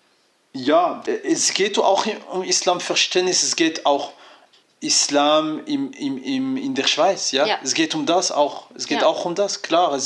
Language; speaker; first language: German; non-native, fluent; French